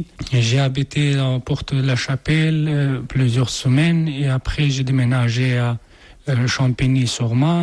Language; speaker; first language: French; non-native, learner; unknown